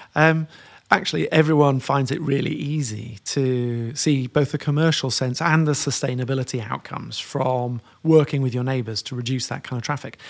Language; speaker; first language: English; native; English